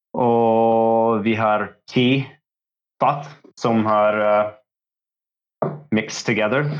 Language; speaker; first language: Norwegian; non-native, learner; English